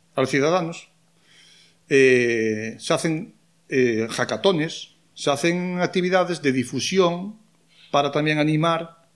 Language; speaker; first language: Spanish; non-native, local second language; Galician